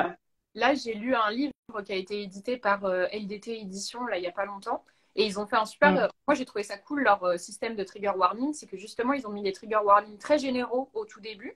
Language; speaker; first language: French; native; French